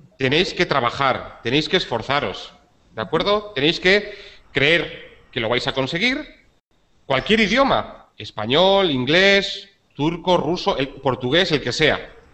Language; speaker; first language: Spanish; native; Spanish